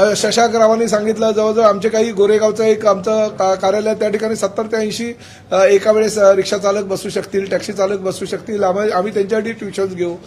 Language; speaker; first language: Marathi; native; Marathi